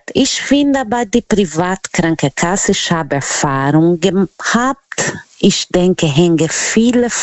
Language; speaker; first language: German; non-native, learner; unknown